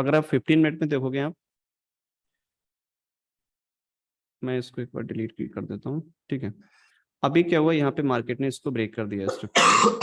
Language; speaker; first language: Hindi; native; Hindi